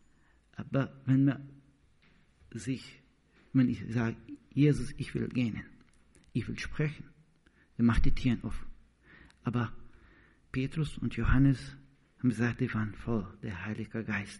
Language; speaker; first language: German; non-native, learner; Portuguese